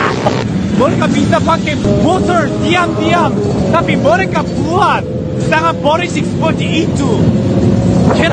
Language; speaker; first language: Indonesian; non-native, learner; Korean